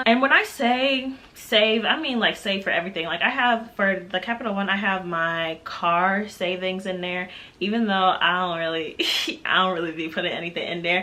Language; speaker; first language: English; native; English